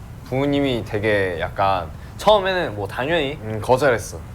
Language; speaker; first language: Korean; early bilingual, heritage; English